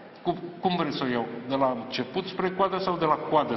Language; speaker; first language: Romanian; native; Romanian